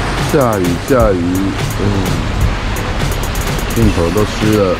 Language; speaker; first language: Chinese; native; Chinese